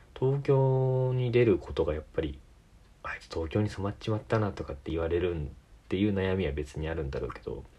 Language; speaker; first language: Japanese; native; Japanese